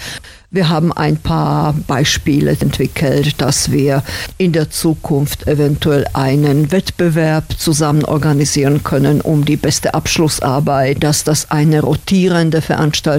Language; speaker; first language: German; non-native, fluent; Slovak